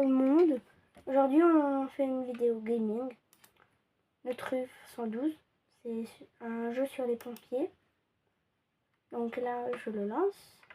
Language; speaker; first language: French; early bilingual, other home language; Polish